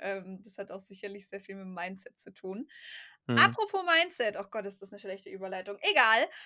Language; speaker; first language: German; native; German